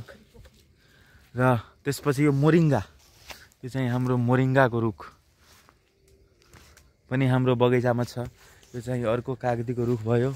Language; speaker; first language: Nepali; non-native, local second language; Maithili